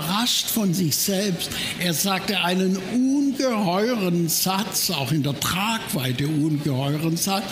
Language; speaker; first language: German; native; German